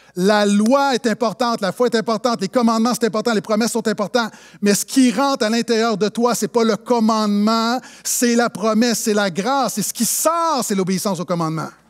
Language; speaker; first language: French; native; French